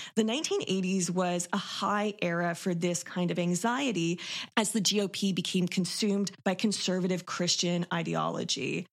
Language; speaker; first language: English; native; English